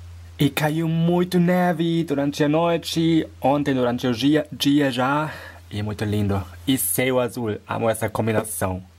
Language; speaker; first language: Portuguese; non-native, fluent; German